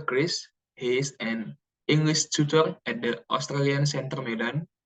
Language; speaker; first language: English; non-native, learner; Indonesian